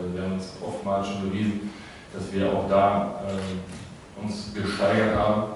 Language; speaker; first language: German; native; German